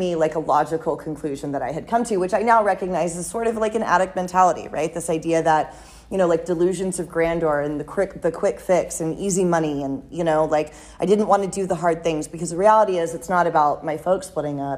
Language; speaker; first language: English; native; English